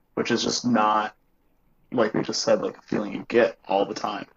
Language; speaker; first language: English; native; English